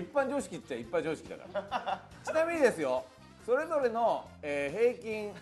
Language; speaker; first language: Japanese; native; Japanese